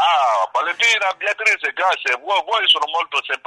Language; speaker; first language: Italian; non-native, learner; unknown